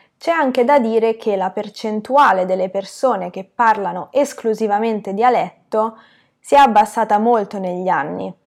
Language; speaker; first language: Italian; native; Italian